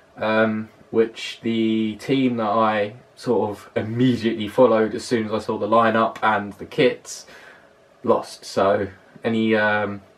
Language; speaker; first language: English; native; English